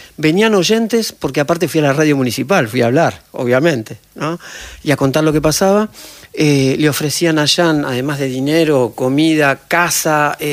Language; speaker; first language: Spanish; native; Spanish